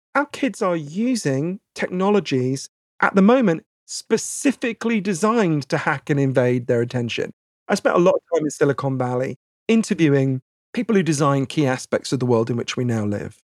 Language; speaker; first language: English; native; English